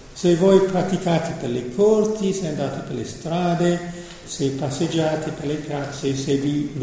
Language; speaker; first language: Italian; non-native, fluent; English